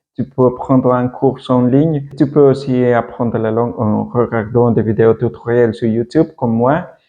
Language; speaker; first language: French; non-native, learner; Spanish